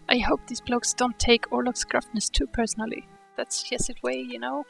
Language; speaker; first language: English; non-native, fluent; Swedish